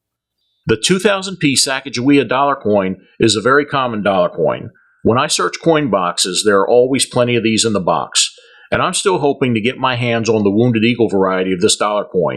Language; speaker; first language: English; native; English